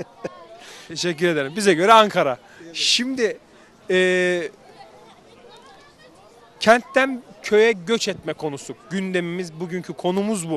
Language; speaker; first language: Turkish; native; Turkish